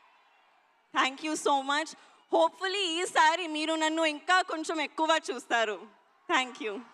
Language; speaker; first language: Telugu; non-native, learner; Hindi